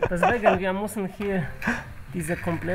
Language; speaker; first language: German; non-native, learner; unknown